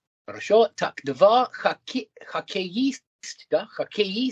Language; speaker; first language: Russian; non-native, learner; English